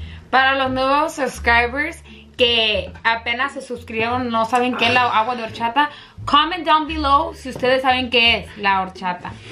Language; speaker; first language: Spanish; early bilingual, heritage; Spanish